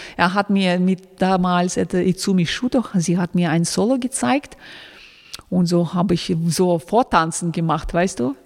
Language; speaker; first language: German; non-native, fluent; Russian